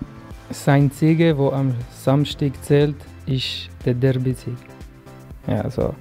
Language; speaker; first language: German; non-native, local second language; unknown